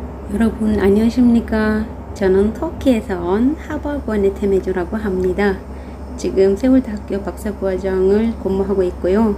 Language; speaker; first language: Korean; non-native, fluent; Turkish